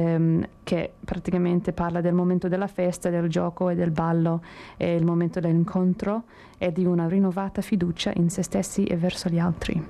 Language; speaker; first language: Italian; non-native, fluent; English